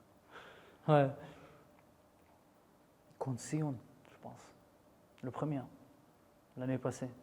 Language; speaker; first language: French; non-native, fluent; Dutch